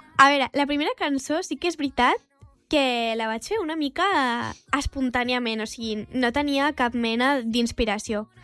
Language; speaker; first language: Catalan; non-native, local second language; Spanish